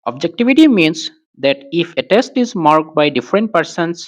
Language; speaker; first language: English; non-native, local second language; Assamese